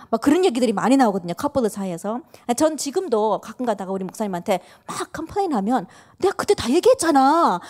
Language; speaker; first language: Korean; early bilingual, heritage; Korean